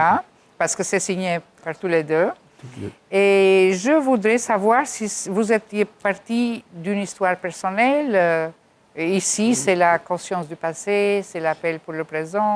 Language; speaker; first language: French; non-native, fluent; Albanian